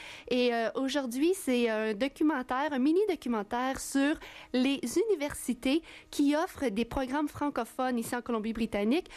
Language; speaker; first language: French; native; French